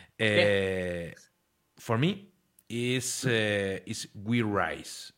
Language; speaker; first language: English; non-native, learner; Spanish